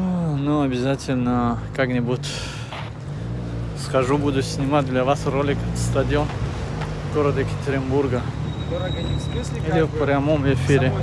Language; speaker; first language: Russian; non-native, fluent; Tajik